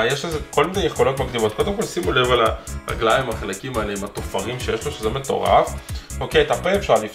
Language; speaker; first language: Hebrew; native; Hebrew